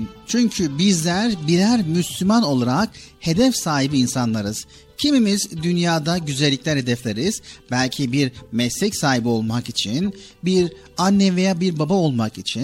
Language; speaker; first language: Turkish; native; Turkish